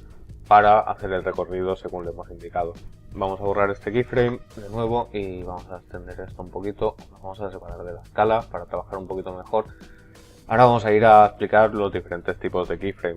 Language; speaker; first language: Spanish; native; Spanish